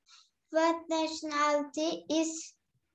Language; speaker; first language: English; non-native, learner; Turkish